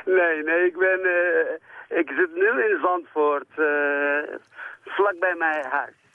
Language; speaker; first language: Dutch; non-native, fluent; Central Kurdish